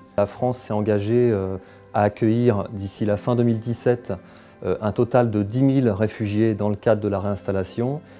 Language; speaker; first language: French; native; French